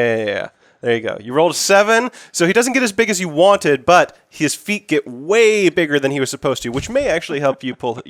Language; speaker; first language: English; native; English